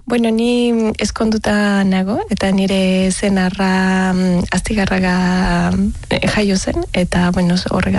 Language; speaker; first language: Basque; non-native, learner; Spanish